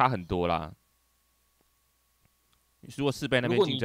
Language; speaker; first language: Chinese; native; Chinese